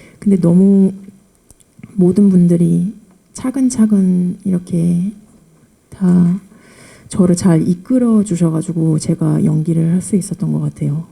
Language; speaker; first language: Korean; early bilingual, heritage; Korean